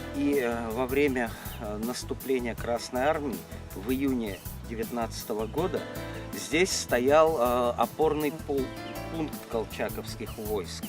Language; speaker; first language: Russian; native; Russian